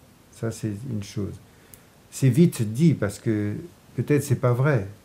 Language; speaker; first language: French; native; French